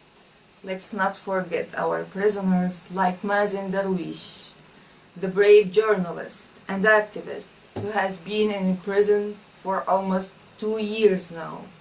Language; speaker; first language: English; non-native, fluent; Arabic